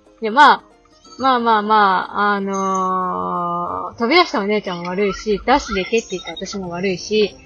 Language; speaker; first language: Japanese; native; Japanese